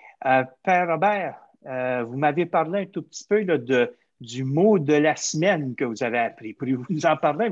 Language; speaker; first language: French; native; French